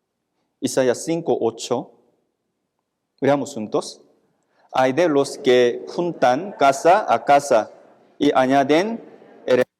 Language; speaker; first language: Spanish; non-native, fluent; Korean